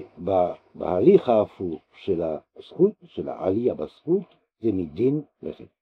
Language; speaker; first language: Hebrew; non-native, fluent; French